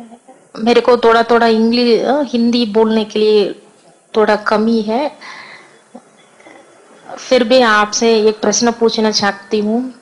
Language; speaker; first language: Hindi; non-native, local second language; Tamil